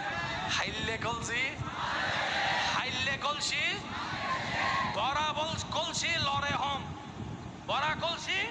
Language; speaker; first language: Bangla; non-native, local second language; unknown